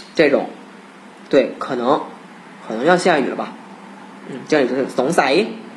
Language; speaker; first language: Chinese; non-native, fluent; Thai